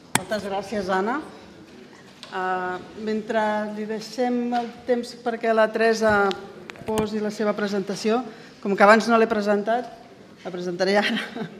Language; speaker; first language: Catalan; native; Catalan